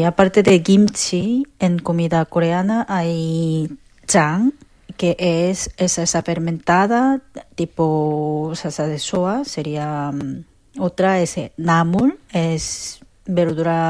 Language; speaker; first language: Spanish; non-native, fluent; Korean